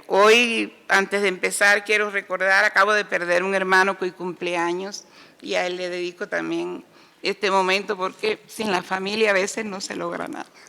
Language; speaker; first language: Spanish; native; Spanish